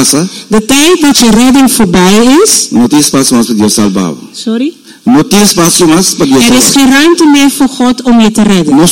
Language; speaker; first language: Dutch; non-native, local second language; Papiamento